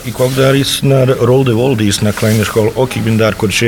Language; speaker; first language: Dutch; non-native, learner; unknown